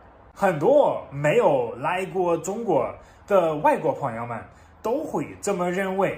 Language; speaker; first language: Chinese; non-native, fluent; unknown